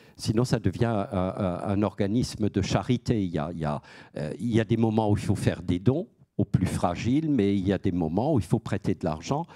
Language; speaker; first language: French; native; French